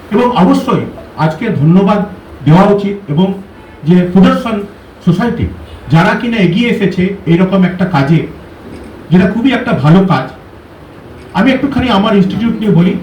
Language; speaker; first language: Bangla; early bilingual, heritage; Bangla